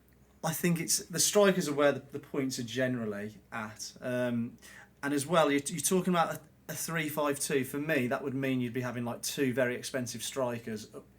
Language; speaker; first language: English; native; English